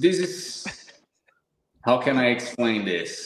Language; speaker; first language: English; non-native, fluent; Portuguese